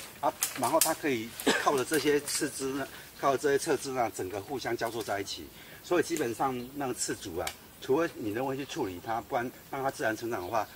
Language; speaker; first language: Chinese; native; Chinese